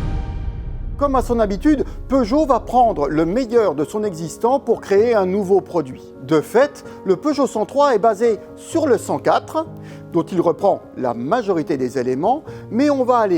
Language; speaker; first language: French; native; French